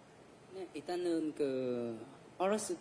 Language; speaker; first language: Korean; non-native, learner; Vietnamese